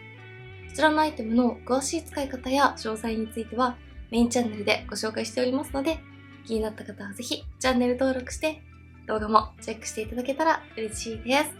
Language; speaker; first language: Japanese; native; Japanese